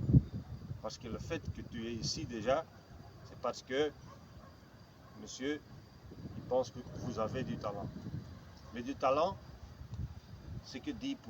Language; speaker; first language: French; non-native, fluent; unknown